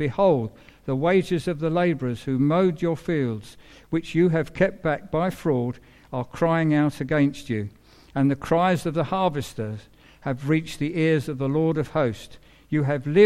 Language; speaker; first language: English; native; English